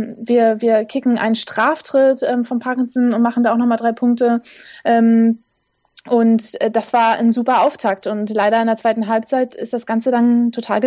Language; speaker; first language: German; native; German